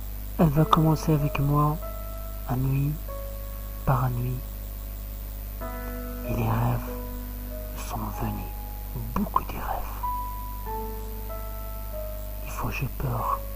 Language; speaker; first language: French; non-native, learner; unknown